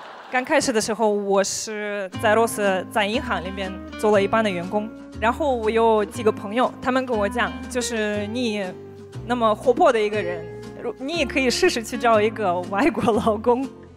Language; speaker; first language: Chinese; non-native, fluent; Russian